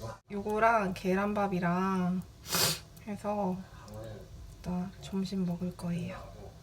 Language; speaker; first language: Korean; native; Korean